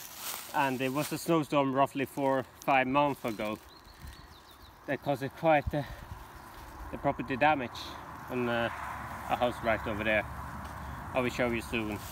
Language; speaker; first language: English; non-native, fluent; Swedish